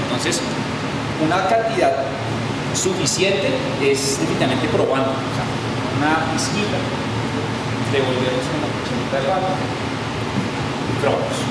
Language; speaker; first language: Spanish; native; Spanish